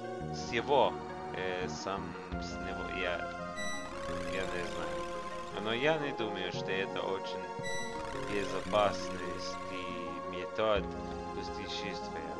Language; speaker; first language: Russian; non-native, learner; English